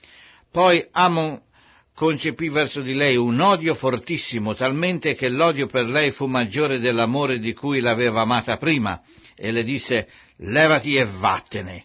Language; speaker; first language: Italian; native; Italian